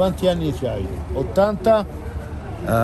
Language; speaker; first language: Italian; native; Italian